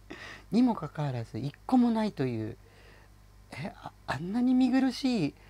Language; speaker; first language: Japanese; native; Japanese